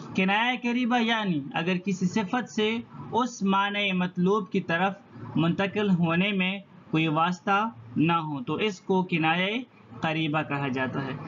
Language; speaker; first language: Urdu; non-native, local second language; Pashto